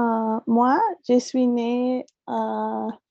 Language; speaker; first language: French; non-native, learner; Spanish